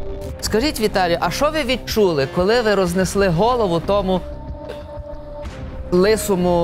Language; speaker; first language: Ukrainian; native; Ukrainian